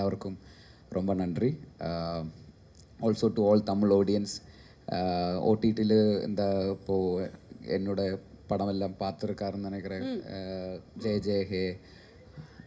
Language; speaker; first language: Tamil; non-native, learner; Malayalam